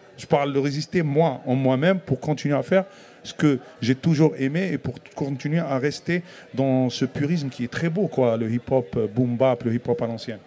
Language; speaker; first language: French; non-native, local second language; Kabyle